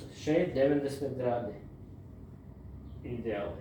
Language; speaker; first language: Latvian; non-native, local second language; Russian